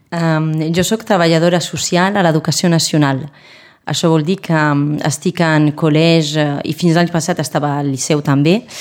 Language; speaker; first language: Catalan; non-native, local second language; Spanish